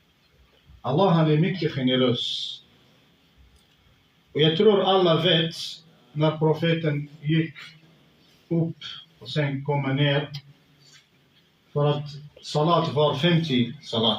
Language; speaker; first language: Swedish; non-native, fluent; Arabic